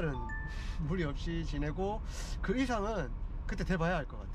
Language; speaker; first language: Korean; native; Korean